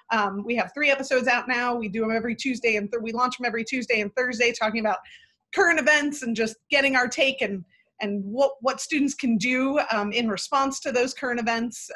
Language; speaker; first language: English; native; English